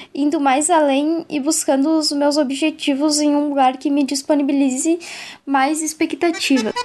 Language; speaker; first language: Portuguese; native; Portuguese